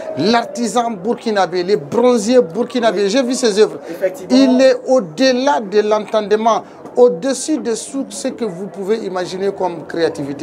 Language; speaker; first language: French; non-native, local second language; Tamasheq